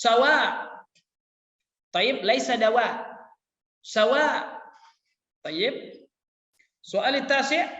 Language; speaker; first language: Arabic; non-native, fluent; Indonesian